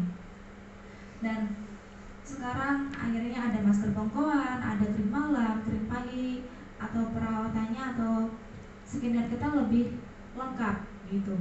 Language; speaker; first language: Indonesian; native; Indonesian